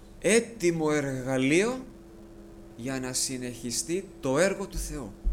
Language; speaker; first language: Greek; early bilingual, heritage; Greek